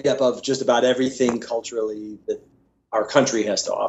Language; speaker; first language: English; native; English